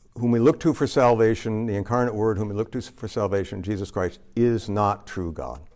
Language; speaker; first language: English; native; English